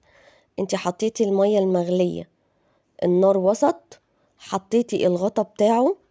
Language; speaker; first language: Arabic; native; Arabic